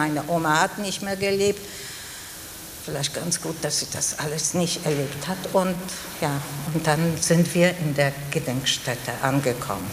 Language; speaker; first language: German; non-native, fluent; Polish